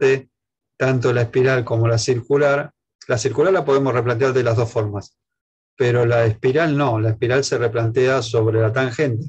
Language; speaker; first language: Spanish; native; Spanish